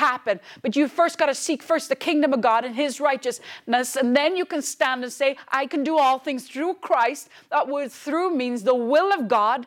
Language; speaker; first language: English; native; English